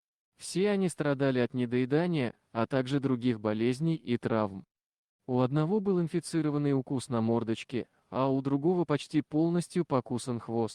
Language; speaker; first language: Russian; native; Russian